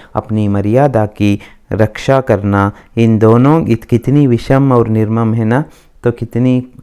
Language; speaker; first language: Hindi; non-native, local second language; Kannada